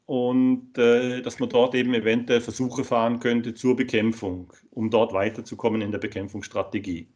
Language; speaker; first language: German; native; German